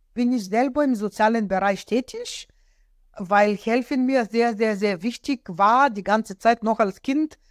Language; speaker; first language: German; non-native, fluent; Bulgarian